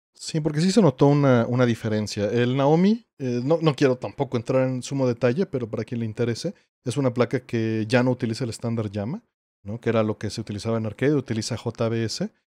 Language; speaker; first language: Spanish; native; Spanish